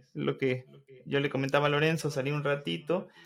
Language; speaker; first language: Spanish; native; Spanish